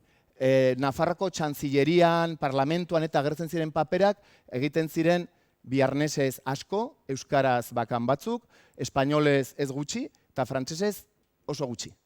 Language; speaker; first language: Basque; native; Basque